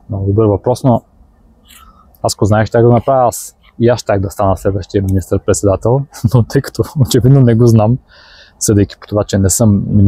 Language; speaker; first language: Bulgarian; native; Bulgarian